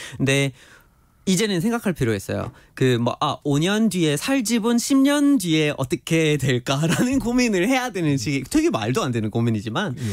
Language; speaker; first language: Korean; non-native, fluent; English